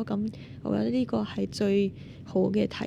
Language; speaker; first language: Cantonese; non-native, fluent; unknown